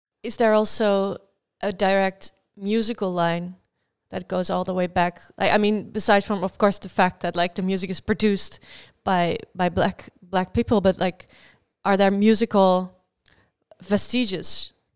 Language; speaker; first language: English; non-native, fluent; Dutch